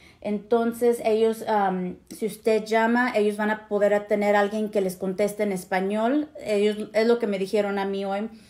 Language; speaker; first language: Spanish; early bilingual, heritage; Spanish